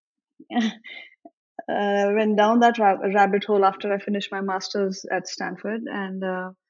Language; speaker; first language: English; non-native, local second language; Marathi